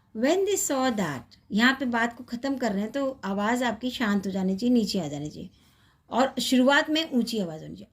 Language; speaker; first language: Hindi; native; Hindi